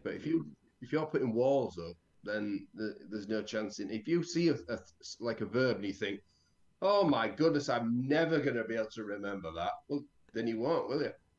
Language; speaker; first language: English; native; English